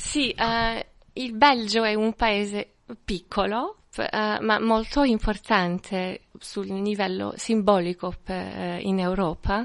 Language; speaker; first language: Italian; non-native, fluent; French